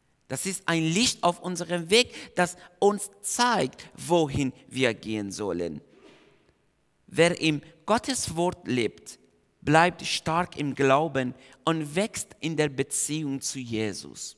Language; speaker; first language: German; non-native, fluent; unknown